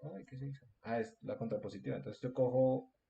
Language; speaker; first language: Spanish; native; Spanish